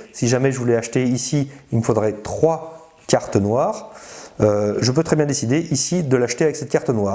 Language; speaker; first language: French; native; French